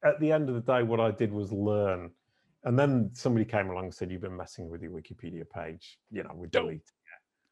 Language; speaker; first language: English; native; English